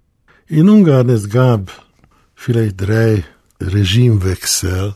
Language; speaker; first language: German; non-native, fluent; Hungarian